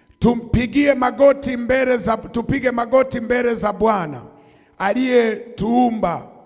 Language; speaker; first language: Swahili; native; Swahili